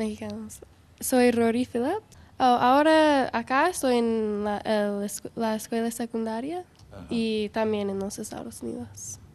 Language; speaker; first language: Spanish; non-native, learner; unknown